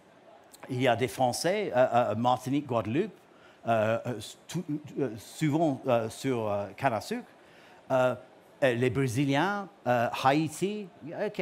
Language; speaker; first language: French; non-native, learner; English